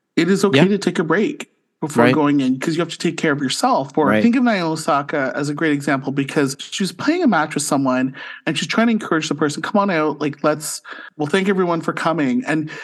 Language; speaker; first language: English; native; English